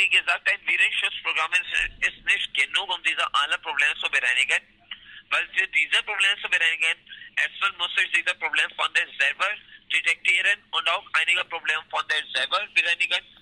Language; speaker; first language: German; non-native, learner; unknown